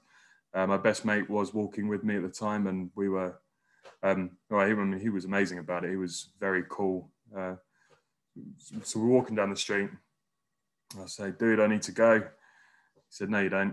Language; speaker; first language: English; native; English